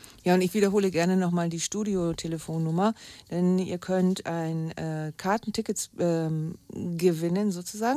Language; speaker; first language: German; native; German